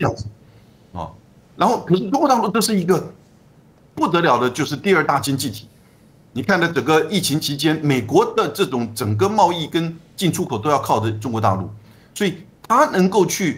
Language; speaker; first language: Chinese; native; Chinese